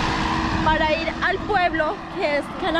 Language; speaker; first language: Spanish; native; Spanish